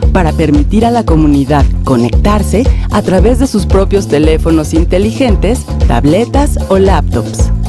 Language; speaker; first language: Spanish; native; Spanish